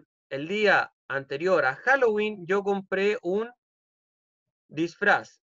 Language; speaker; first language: Spanish; native; Spanish